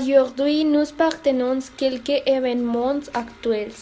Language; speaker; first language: French; non-native, learner; Spanish